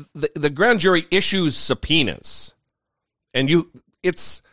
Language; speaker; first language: English; native; English